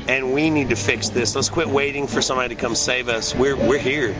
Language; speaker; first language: English; native; English